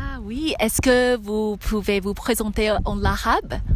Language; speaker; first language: French; non-native, learner; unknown